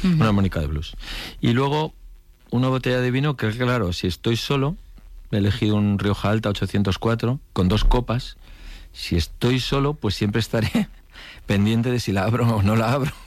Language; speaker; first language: Spanish; native; Spanish